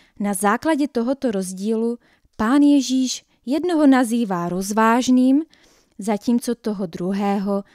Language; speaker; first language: Czech; native; Czech